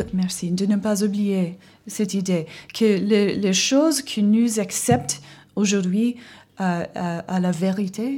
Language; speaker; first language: French; non-native, learner; English